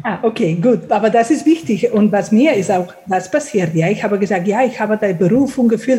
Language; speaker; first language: German; non-native, fluent; Catalan